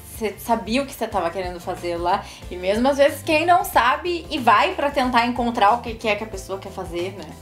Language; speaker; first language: Portuguese; native; Portuguese